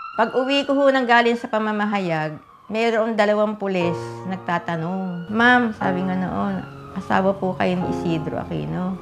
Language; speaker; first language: Filipino; native; Filipino